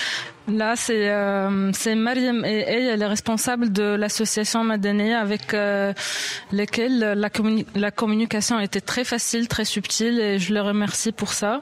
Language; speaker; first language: French; non-native, local second language; Arabic